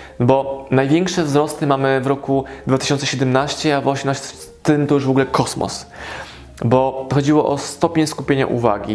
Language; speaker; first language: Polish; native; Polish